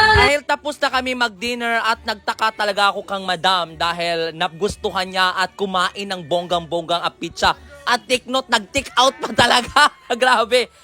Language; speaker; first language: Filipino; non-native, local second language; Cebuano